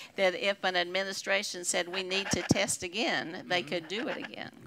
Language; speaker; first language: English; native; English